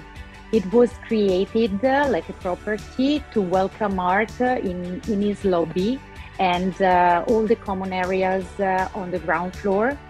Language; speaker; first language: English; non-native, local second language; Italian